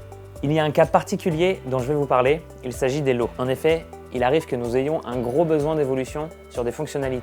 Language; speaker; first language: French; native; French